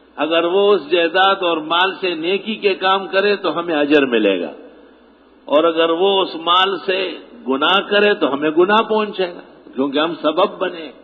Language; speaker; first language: Urdu; non-native, local second language; Pashto